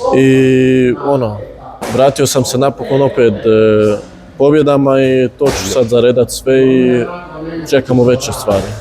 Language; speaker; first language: Bosnian; early bilingual, heritage; Bosnian